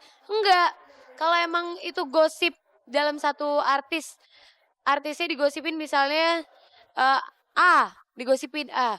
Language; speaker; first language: Indonesian; native; Indonesian